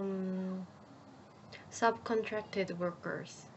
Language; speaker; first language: English; non-native, learner; Korean